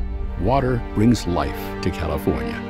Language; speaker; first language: English; native; English